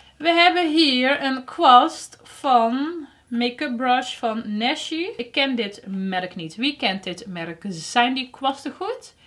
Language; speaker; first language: Dutch; early bilingual, other home language; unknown